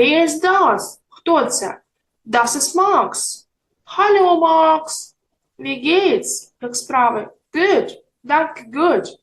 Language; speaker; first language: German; non-native, fluent; Ukrainian